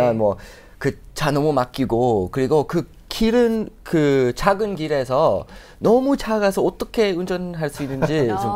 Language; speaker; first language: Korean; non-native, fluent; English